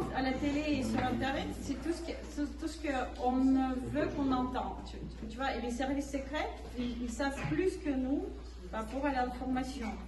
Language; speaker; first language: French; non-native, fluent; Ukrainian